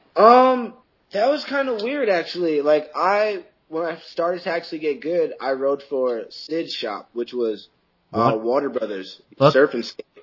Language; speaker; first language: English; native; English